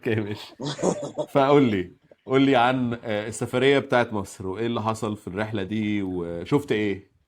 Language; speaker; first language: Arabic; native; Arabic